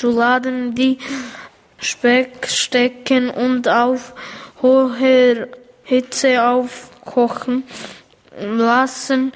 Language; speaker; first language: German; early bilingual, other home language; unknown